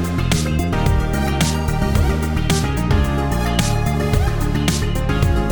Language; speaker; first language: English; native; English